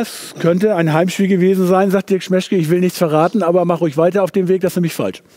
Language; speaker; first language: German; native; German